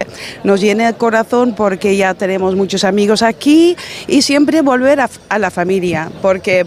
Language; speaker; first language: Spanish; non-native, fluent; Dutch